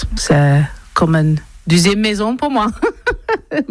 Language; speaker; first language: French; non-native, learner; English